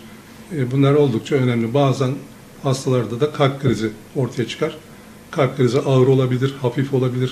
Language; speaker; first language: Turkish; native; Turkish